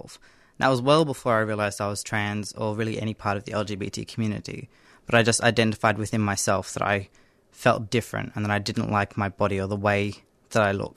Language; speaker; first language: English; native; English